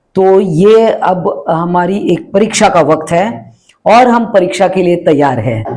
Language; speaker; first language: Hindi; non-native, local second language; Marathi